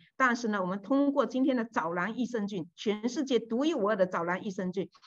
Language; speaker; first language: Chinese; native; Chinese